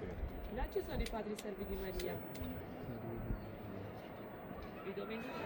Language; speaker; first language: Italian; native; Italian